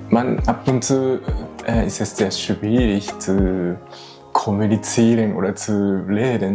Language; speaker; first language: German; non-native, learner; Japanese